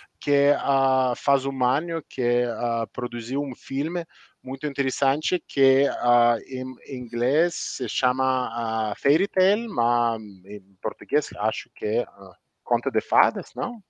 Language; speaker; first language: Portuguese; non-native, fluent; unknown